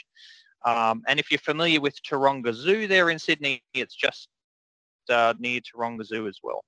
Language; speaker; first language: English; native; English